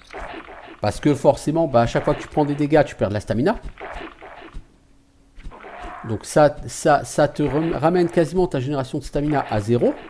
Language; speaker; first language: French; native; French